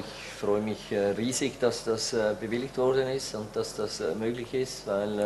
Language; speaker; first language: German; non-native, fluent; Swiss German